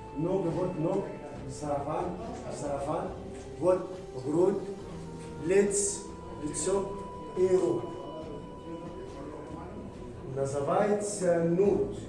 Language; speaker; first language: Russian; non-native, learner; Arabic